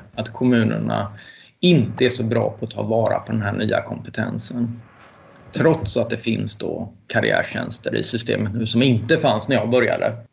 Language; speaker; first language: Swedish; native; Swedish